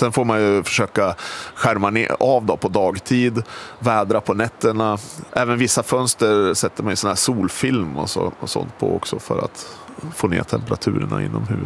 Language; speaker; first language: Swedish; native; Swedish